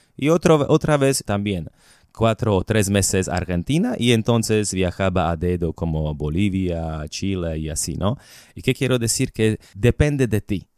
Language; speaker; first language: Spanish; non-native, fluent; Slovak